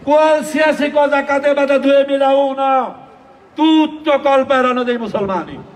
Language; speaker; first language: Italian; non-native, learner; Bangla